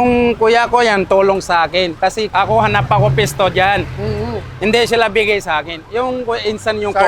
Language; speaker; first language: Filipino; non-native, learner; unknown